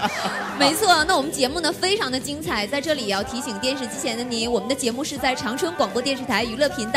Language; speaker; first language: Chinese; native; Chinese